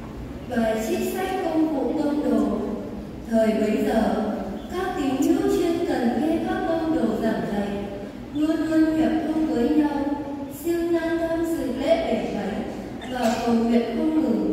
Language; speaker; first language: Vietnamese; native; Vietnamese